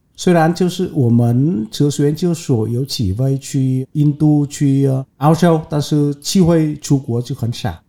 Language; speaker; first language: Chinese; non-native, fluent; Vietnamese